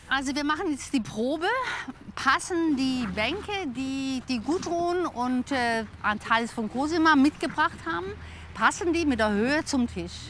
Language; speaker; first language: German; native; German